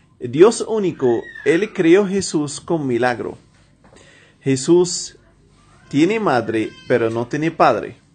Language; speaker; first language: Spanish; non-native, fluent; Arabic